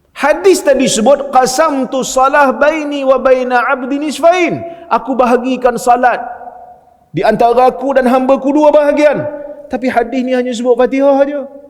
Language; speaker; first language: Malay; native; Malay